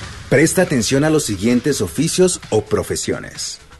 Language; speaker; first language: Spanish; native; Spanish